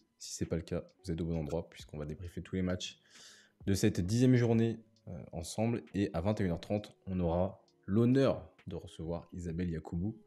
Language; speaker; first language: French; native; French